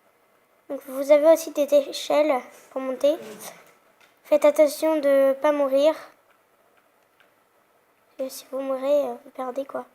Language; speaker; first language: French; native; French